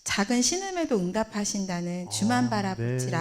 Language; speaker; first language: Korean; native; Korean